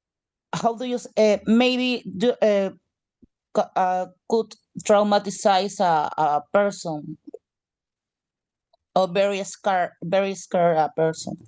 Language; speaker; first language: English; non-native, learner; Spanish